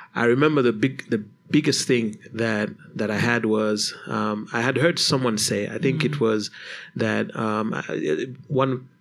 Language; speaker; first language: English; non-native, local second language; Kinyarwanda